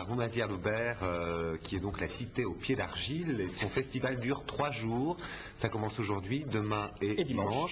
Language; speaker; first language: French; native; French